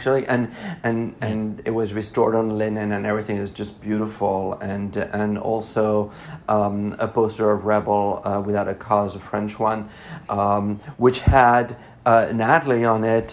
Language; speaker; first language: English; non-native, fluent; French